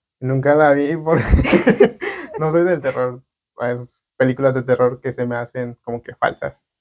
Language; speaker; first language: Spanish; native; Spanish